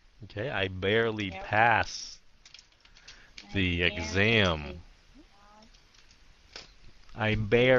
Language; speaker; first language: English; early bilingual, heritage; Vietnamese